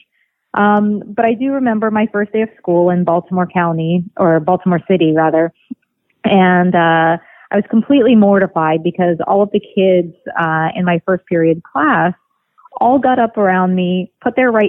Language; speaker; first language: English; early bilingual, other home language; Russian